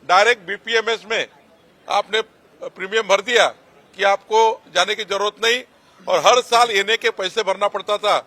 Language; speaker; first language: Hindi; non-native, local second language; Marathi